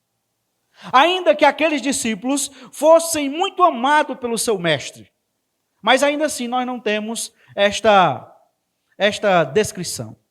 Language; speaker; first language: Portuguese; native; Portuguese